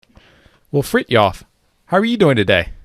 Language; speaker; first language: English; native; English